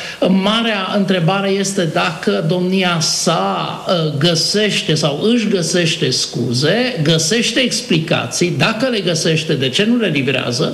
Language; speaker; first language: Romanian; native; Romanian